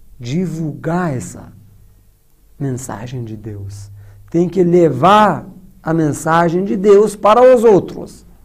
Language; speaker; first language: Portuguese; non-native, fluent; Persian